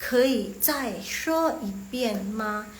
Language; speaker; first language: Chinese; non-native, fluent; Indonesian